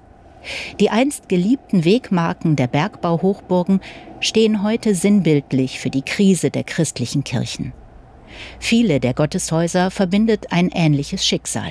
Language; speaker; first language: German; native; German